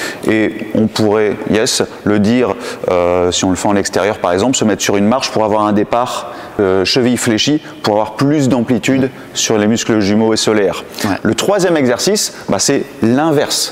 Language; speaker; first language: French; native; French